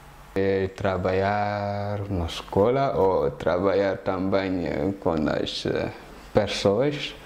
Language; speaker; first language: Portuguese; non-native, fluent; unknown